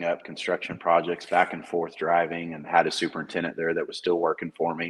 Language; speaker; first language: English; native; English